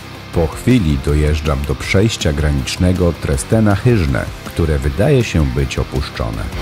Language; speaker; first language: Polish; native; Polish